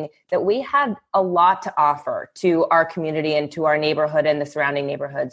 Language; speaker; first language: English; native; English